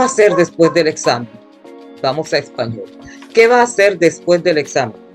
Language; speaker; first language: Spanish; non-native, fluent; English